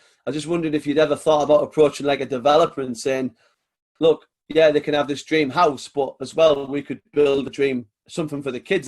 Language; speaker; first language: English; native; English